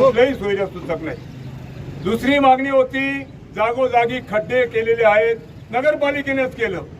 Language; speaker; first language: Hindi; non-native, local second language; Urdu